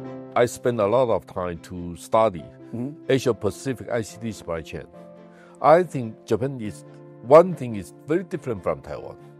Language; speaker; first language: English; non-native, fluent; Chinese